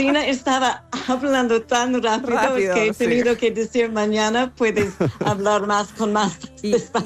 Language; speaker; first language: Spanish; non-native, learner; English